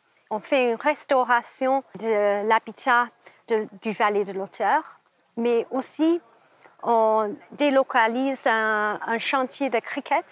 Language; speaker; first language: French; non-native, fluent; English